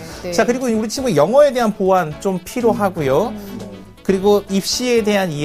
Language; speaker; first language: Korean; native; Korean